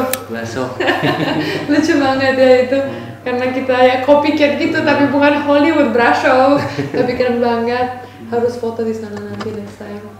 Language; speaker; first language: Indonesian; non-native, fluent; Romanian